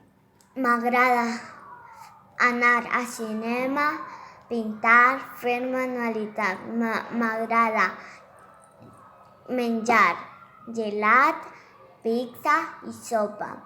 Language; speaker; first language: Catalan; non-native, learner; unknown